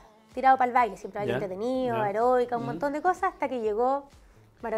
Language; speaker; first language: Spanish; native; Spanish